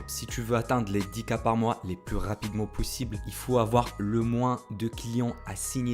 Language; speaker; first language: French; native; French